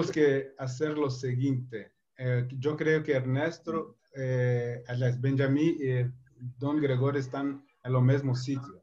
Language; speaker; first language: Spanish; non-native, fluent; Portuguese